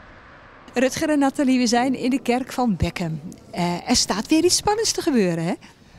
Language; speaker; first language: Dutch; native; Dutch